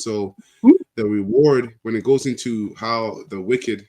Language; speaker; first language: English; native; English